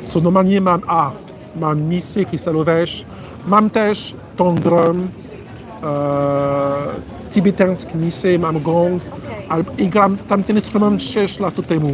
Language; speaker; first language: Polish; non-native, learner; French